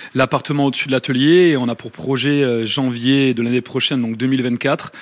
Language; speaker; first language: French; native; French